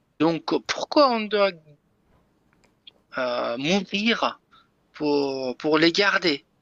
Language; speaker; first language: French; non-native, learner; Persian